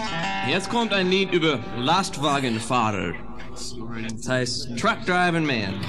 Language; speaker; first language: German; non-native, fluent; English